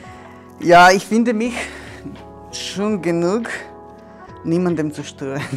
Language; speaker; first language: German; non-native, fluent; Serbian